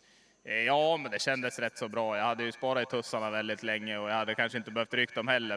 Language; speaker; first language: Swedish; native; Swedish